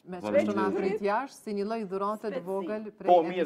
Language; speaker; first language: Albanian; native; Albanian